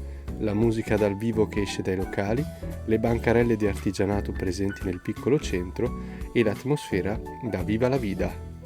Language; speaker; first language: Italian; native; Italian